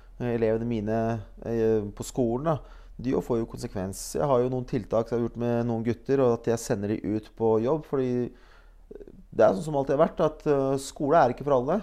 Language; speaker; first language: Norwegian; early bilingual, other home language; Bosnian